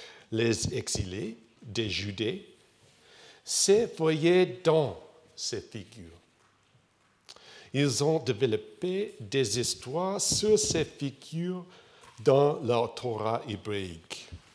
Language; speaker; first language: French; non-native, learner; English